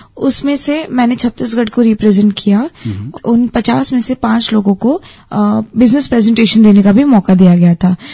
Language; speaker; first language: Hindi; native; Hindi